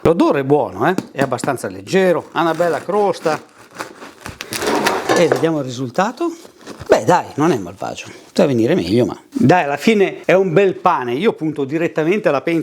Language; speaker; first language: Italian; native; Italian